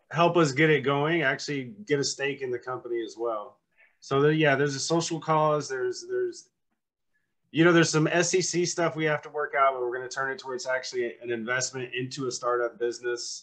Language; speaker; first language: English; native; English